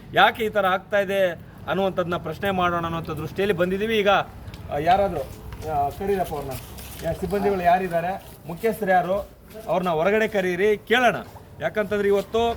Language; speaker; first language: Kannada; native; Kannada